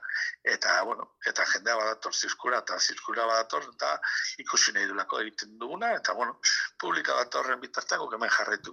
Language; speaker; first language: Basque; native; Basque